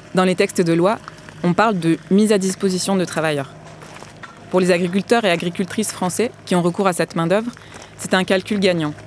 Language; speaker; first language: French; native; French